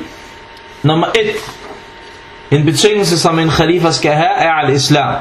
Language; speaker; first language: Danish; non-native, fluent; Arabic